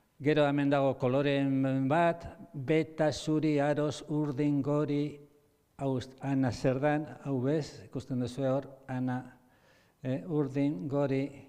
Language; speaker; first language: Basque; native; Basque